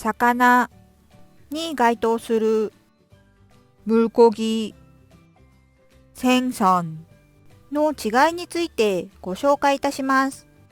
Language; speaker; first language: Japanese; non-native, fluent; Korean